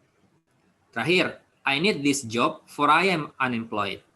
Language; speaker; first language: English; non-native, fluent; Indonesian